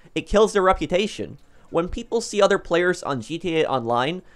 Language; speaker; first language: English; native; English